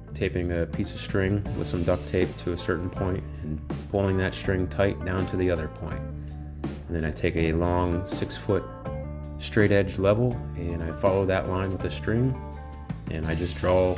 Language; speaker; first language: English; native; English